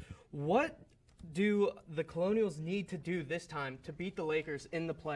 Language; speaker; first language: English; native; English